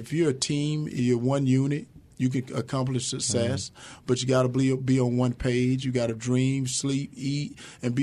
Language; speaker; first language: English; native; English